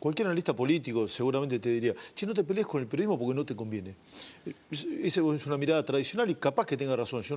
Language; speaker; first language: Spanish; native; Spanish